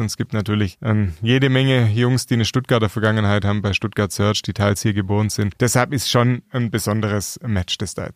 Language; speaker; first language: German; native; German